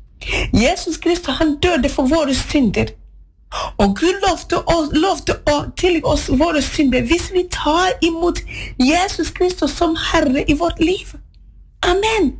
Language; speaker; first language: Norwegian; non-native, fluent; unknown